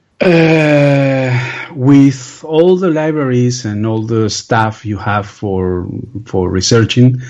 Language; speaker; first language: English; non-native, learner; Spanish